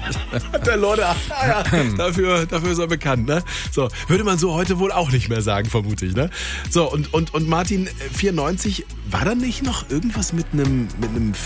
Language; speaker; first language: German; native; German